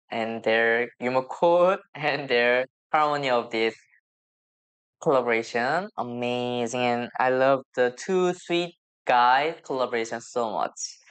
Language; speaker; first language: English; non-native, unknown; Korean